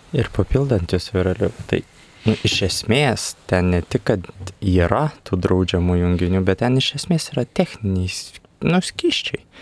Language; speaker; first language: Lithuanian; native; Lithuanian